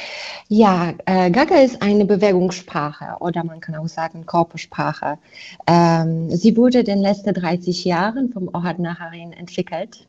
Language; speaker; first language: German; non-native, fluent; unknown